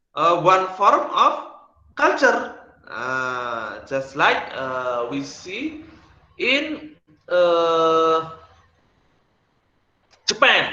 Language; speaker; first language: English; non-native, learner; Indonesian